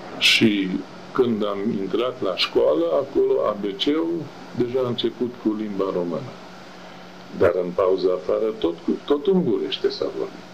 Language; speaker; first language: Romanian; non-native, local second language; German